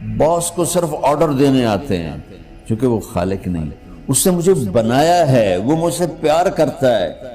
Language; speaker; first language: Urdu; non-native, local second language; Punjabi